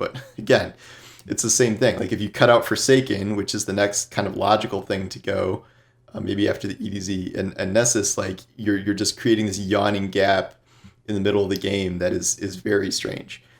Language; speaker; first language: English; native; English